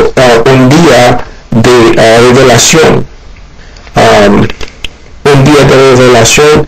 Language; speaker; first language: Spanish; non-native, learner; Haitian Creole